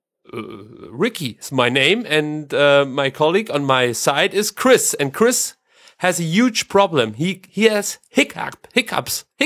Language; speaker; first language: English; non-native, learner; German